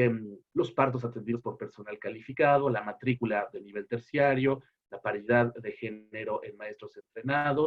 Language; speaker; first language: Spanish; native; Spanish